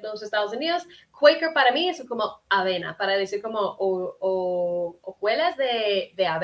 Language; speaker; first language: Spanish; early bilingual, heritage; Spanish